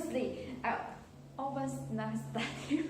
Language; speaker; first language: English; non-native, learner; Chinese